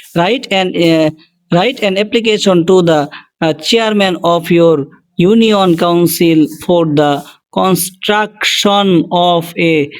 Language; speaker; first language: English; non-native, local second language; Bangla